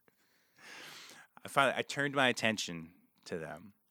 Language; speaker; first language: English; native; English